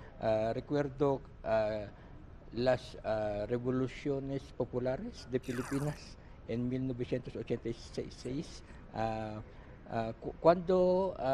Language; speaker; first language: Spanish; non-native, learner; Filipino